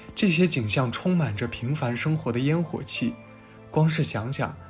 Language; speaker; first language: Chinese; native; Chinese